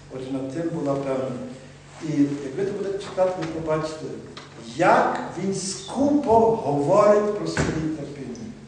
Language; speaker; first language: Ukrainian; native; Ukrainian